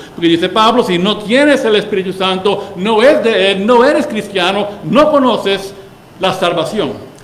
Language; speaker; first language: Spanish; early bilingual, heritage; Spanish